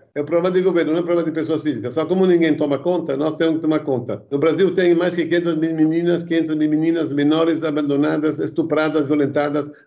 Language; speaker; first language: Portuguese; early bilingual, other home language; Arabic